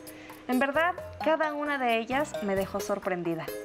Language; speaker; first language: Spanish; native; Spanish